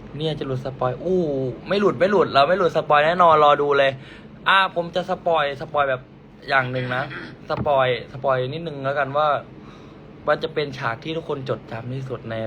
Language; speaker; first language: Thai; native; Thai